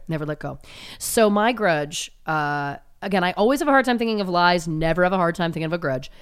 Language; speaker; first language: English; native; English